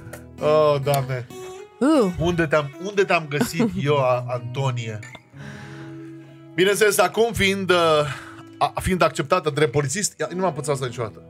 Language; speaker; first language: Romanian; native; Romanian